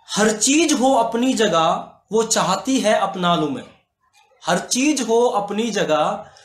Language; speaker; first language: Hindi; native; Hindi